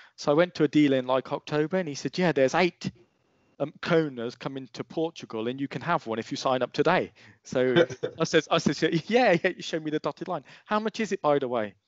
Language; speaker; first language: English; native; English